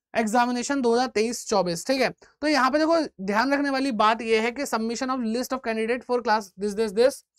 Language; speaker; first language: Hindi; native; Hindi